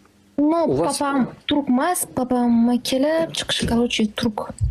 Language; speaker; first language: Kazakh; non-native, learner; Uzbek